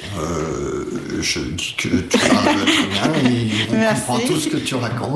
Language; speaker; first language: French; native; French